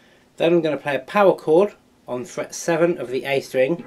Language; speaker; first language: English; native; English